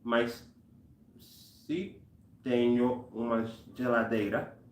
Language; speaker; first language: Portuguese; non-native, learner; English